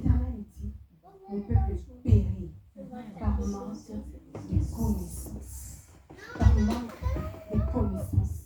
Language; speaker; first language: French; non-native, local second language; Lingala